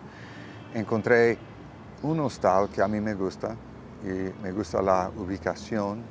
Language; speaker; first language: Spanish; non-native, learner; English